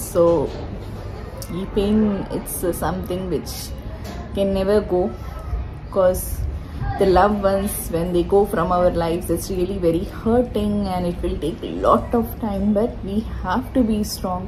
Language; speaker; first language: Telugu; non-native, local second language; Urdu